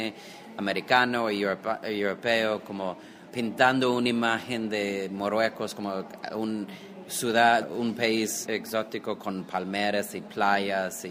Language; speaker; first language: Spanish; non-native, fluent; English